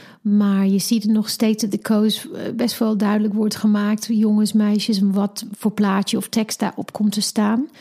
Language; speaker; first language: Dutch; non-native, fluent; English